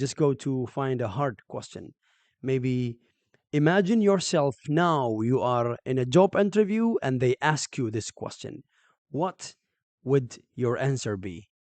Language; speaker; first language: English; non-native, fluent; Arabic